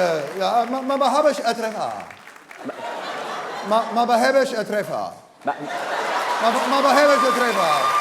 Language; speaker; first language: Arabic; non-native, learner; English